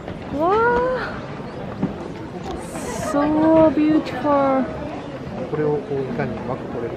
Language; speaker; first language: English; non-native, fluent; Japanese